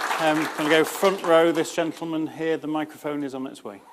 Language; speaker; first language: English; native; English